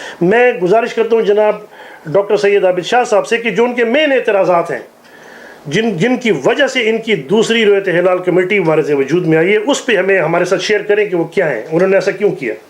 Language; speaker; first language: Urdu; native; Urdu